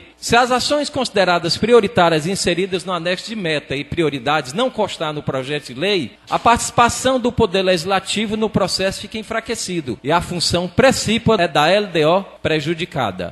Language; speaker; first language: Portuguese; native; Portuguese